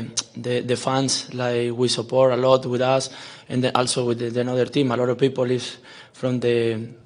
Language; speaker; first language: English; non-native, learner; Spanish